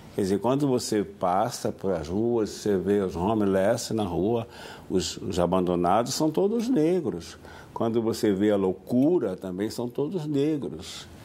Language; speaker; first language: Portuguese; native; Portuguese